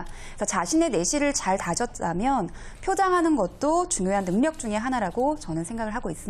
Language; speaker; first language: Korean; native; Korean